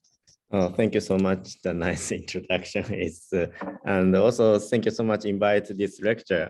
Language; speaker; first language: English; non-native, learner; Japanese